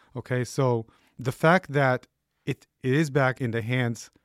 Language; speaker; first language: English; early bilingual, other home language; Hebrew